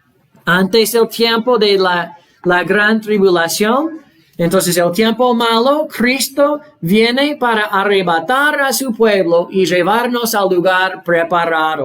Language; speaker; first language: Spanish; non-native, fluent; English